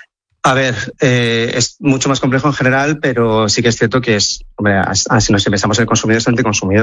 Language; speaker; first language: Spanish; native; Spanish